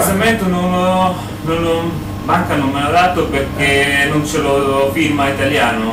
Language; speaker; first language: Italian; non-native, learner; Bangla